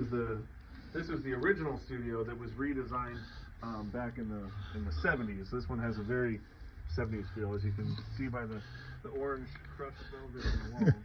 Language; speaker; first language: English; native; English